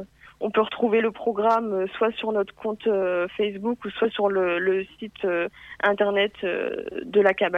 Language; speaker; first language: French; native; French